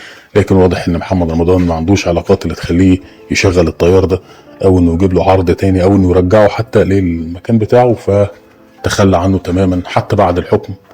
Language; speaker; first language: Arabic; native; Arabic